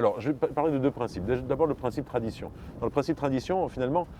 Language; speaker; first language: French; native; French